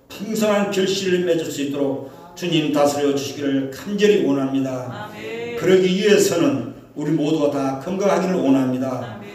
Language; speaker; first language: Korean; native; Korean